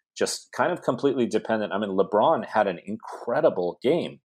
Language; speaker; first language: English; native; English